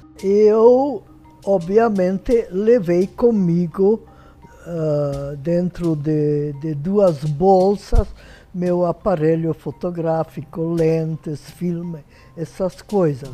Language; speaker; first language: Portuguese; non-native, fluent; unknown